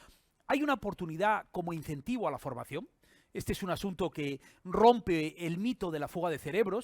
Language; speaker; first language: Spanish; native; Spanish